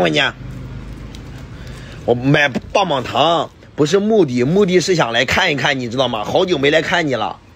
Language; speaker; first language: Chinese; native; Chinese